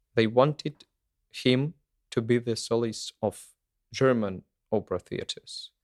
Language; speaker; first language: English; non-native, fluent; Ukrainian